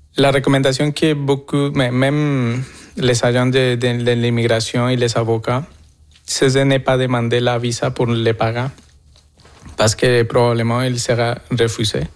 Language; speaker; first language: French; non-native, fluent; Spanish